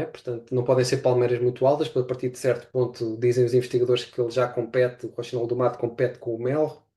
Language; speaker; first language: Portuguese; native; Portuguese